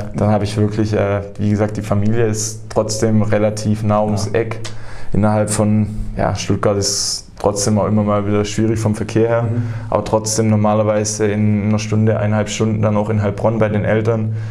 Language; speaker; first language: German; native; German